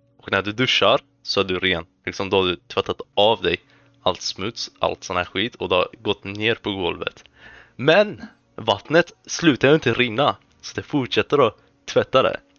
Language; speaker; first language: Swedish; early bilingual, other home language; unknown